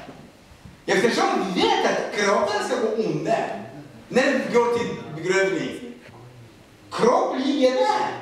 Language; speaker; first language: Swedish; non-native, fluent; Rundi